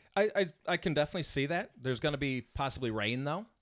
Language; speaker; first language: English; native; English